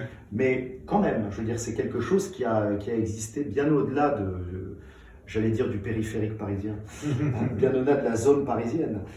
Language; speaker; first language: French; native; French